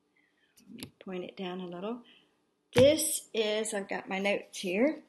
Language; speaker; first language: English; native; English